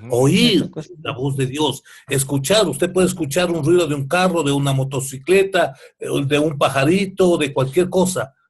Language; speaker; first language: Spanish; native; Spanish